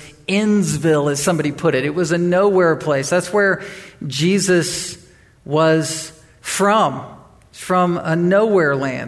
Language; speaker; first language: English; native; English